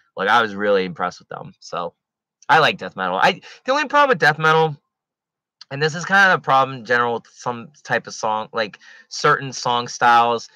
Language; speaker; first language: English; native; English